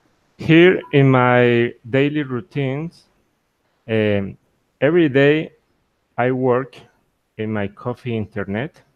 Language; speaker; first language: English; non-native, learner; Spanish